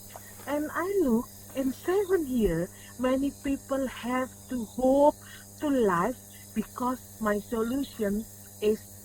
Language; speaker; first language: English; non-native, learner; Indonesian